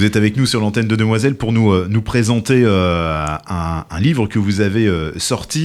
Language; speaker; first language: French; native; French